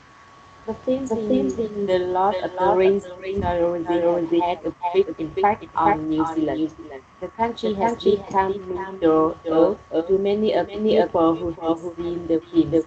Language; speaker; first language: English; non-native, learner; Vietnamese